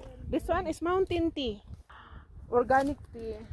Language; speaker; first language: English; non-native, local second language; Filipino